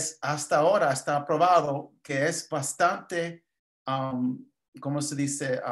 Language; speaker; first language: Spanish; early bilingual, heritage; English